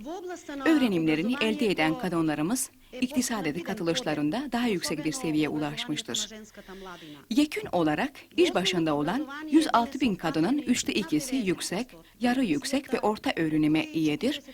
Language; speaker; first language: Turkish; native; Turkish